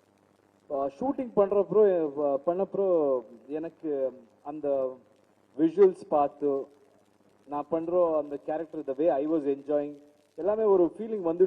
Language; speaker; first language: Tamil; non-native, learner; Kannada